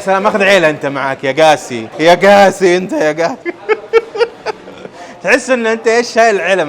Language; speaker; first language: Arabic; native; Arabic